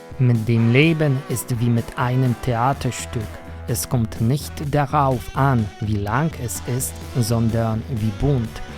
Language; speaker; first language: German; non-native, fluent; Polish